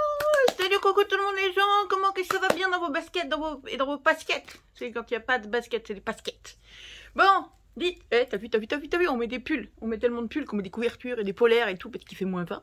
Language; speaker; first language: French; native; French